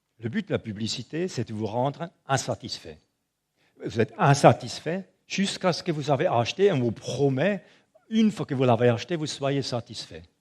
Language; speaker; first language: French; non-native, local second language; German